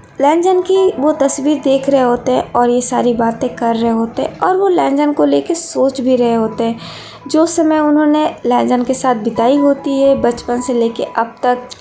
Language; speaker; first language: Hindi; native; Hindi